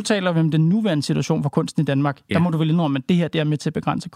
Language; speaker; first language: Danish; native; Danish